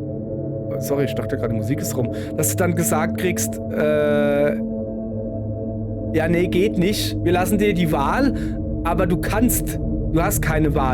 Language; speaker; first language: German; native; German